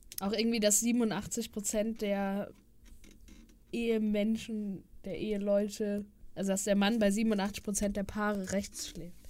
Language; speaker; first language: German; native; German